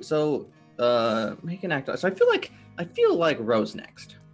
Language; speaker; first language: English; native; English